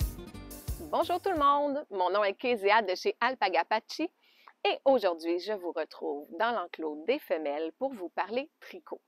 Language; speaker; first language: French; native; French